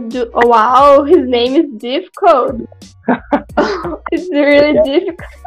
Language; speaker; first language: English; non-native, learner; Portuguese